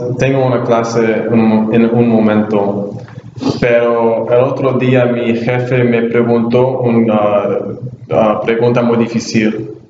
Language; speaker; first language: Spanish; non-native, learner; English